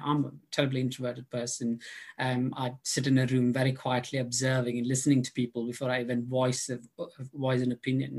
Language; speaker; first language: English; non-native, local second language; Tamil